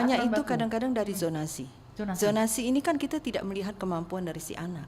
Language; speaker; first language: Indonesian; native; Indonesian